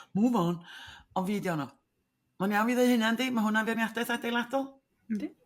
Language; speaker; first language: Welsh; native; Welsh